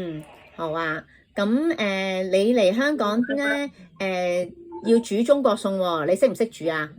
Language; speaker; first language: Cantonese; native; Cantonese